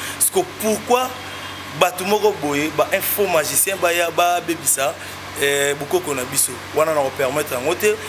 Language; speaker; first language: Lingala; non-native, local second language; Kongo